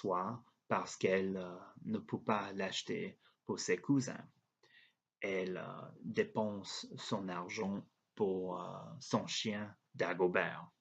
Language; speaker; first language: French; non-native, learner; English